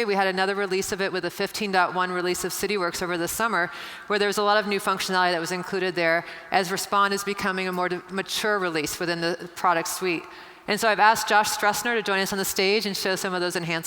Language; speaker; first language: English; native; English